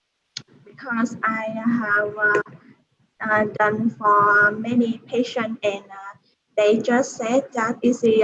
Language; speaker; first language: English; non-native, learner; Vietnamese